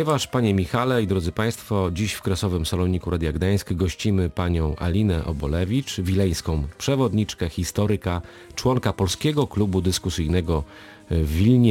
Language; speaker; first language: Polish; native; Polish